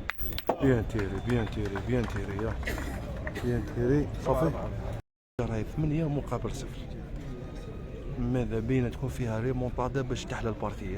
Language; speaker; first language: Arabic; native; Arabic